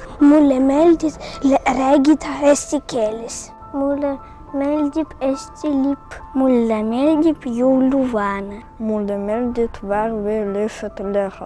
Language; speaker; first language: Estonian; non-native, local second language; Russian